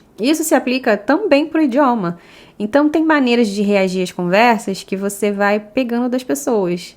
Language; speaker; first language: Portuguese; native; Portuguese